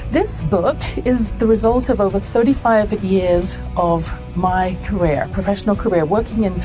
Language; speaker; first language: English; native; English